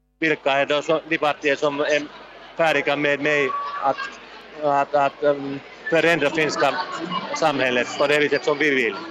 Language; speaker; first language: Swedish; non-native, local second language; Finnish